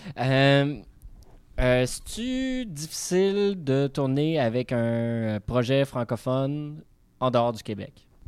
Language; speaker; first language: French; native; French